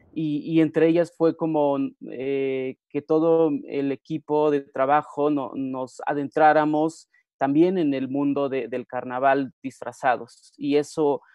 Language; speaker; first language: Spanish; non-native, local second language; Mixtepec Mixtec